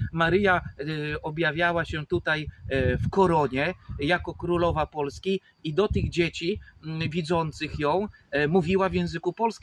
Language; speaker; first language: Polish; native; Polish